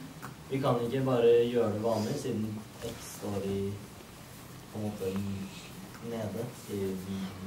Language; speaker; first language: Norwegian; native; Norwegian